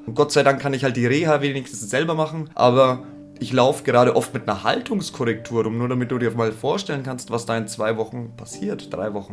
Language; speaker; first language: German; native; German